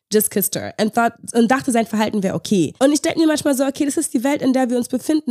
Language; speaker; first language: German; native; German